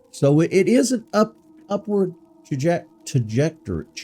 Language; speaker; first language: English; native; English